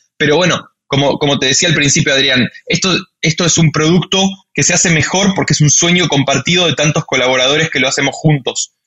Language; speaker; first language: Spanish; native; Spanish